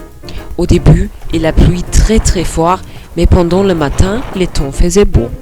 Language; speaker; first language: French; non-native, learner; German